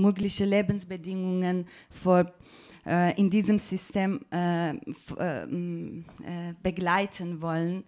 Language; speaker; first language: German; non-native, fluent; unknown